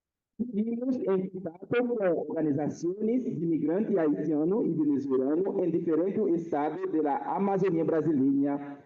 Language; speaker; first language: Portuguese; non-native, fluent; Haitian Creole